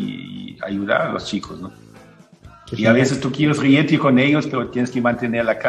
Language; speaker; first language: Spanish; non-native, fluent; German